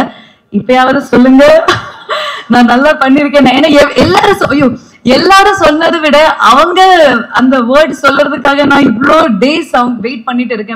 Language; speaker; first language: Tamil; non-native, fluent; Malayalam